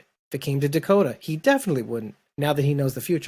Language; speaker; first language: English; native; English